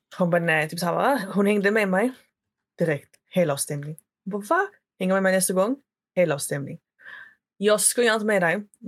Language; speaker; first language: Swedish; early bilingual, other home language; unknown